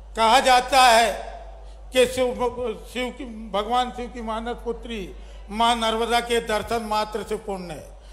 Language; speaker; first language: Hindi; native; Hindi